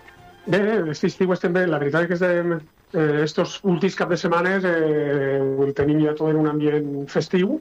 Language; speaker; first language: Catalan; native; Catalan